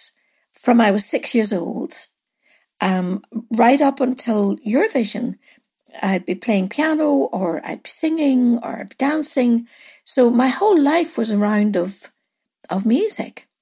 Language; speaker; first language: English; native; English